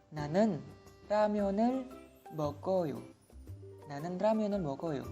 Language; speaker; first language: Korean; non-native, fluent; Indonesian